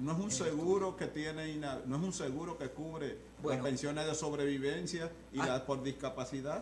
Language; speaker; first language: Spanish; native; Spanish